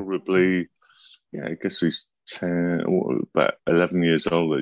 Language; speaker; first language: English; native; English